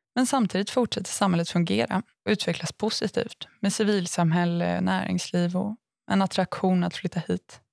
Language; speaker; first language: Swedish; native; Swedish